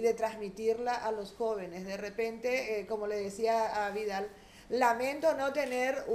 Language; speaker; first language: Spanish; native; Spanish